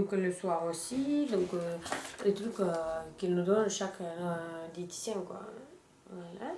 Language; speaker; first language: French; non-native, fluent; Russian